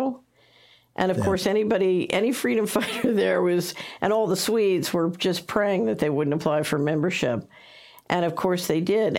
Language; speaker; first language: English; native; English